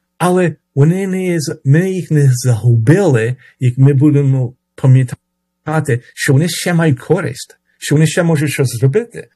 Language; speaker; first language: Ukrainian; early bilingual, heritage; Ukrainian